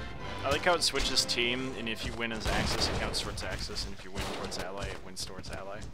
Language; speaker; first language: English; native; English